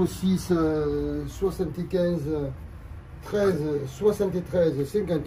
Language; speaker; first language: French; native; French